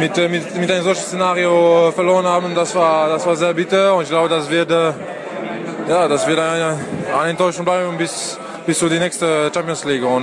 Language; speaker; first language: German; non-native, fluent; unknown